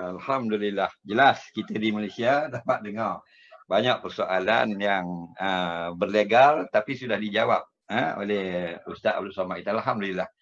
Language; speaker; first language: Malay; native; Malay